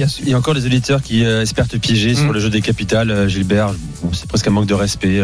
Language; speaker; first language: French; native; French